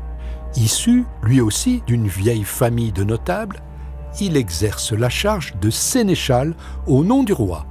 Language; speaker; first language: French; native; French